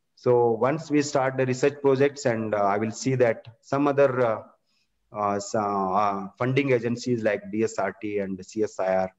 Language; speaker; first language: English; non-native, local second language; Kannada